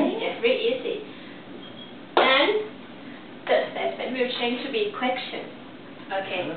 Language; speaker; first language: English; non-native, learner; Thai